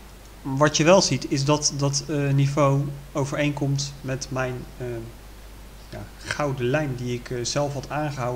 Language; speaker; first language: Dutch; native; Dutch